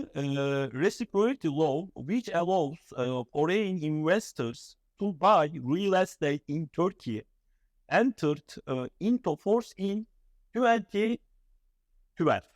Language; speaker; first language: English; non-native, fluent; Turkish